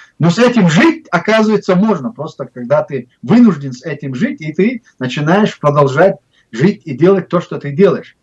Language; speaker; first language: Russian; non-native, local second language; Chechen